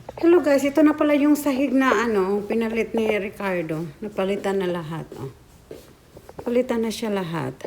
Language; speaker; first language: Filipino; non-native, local second language; Cebuano